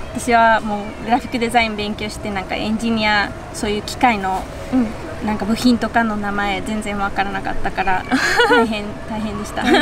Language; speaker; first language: Japanese; non-native, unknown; Spanish